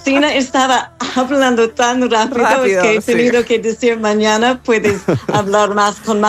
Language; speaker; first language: Spanish; non-native, learner; English